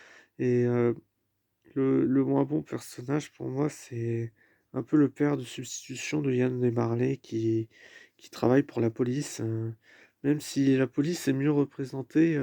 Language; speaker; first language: French; native; French